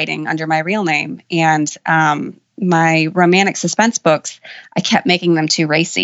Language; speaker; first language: English; native; English